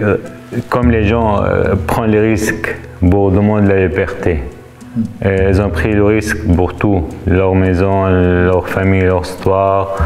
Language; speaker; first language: French; non-native, fluent; Arabic